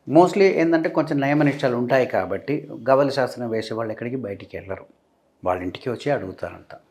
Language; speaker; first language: Telugu; non-native, fluent; Malayalam